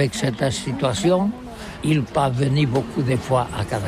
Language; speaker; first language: French; non-native, learner; Catalan